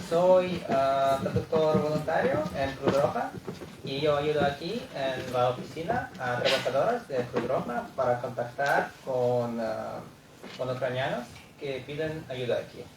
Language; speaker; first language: Spanish; non-native, fluent; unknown